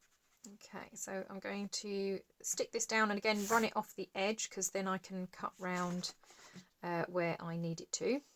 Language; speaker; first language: English; native; English